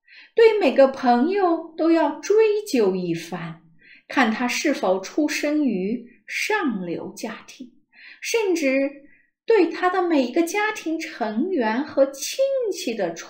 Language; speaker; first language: Chinese; native; Chinese